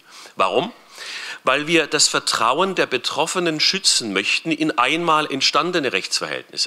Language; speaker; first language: German; native; German